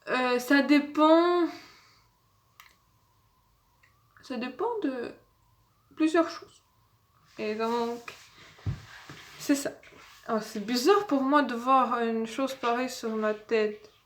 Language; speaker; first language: French; non-native, learner; Russian